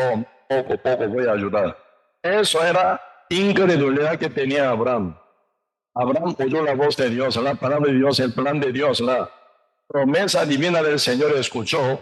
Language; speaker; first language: Spanish; non-native, learner; Korean